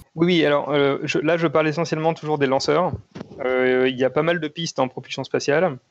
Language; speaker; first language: French; native; French